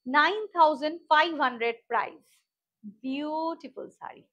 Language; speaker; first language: Hindi; non-native, local second language; Bangla